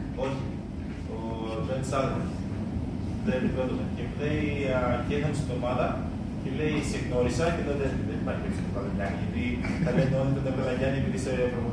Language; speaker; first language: Greek; early bilingual, other home language; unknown